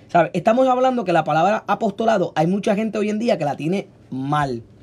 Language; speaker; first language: Spanish; native; Spanish